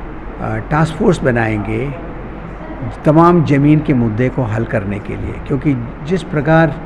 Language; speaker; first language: Hindi; native; Hindi